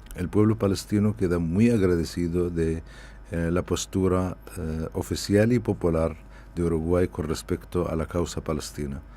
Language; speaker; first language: Spanish; non-native, fluent; Arabic